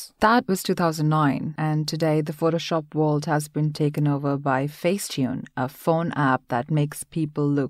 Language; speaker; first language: English; non-native, local second language; Hindi